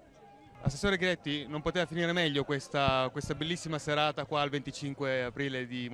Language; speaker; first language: Italian; native; Italian